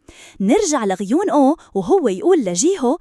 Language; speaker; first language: Arabic; native; Arabic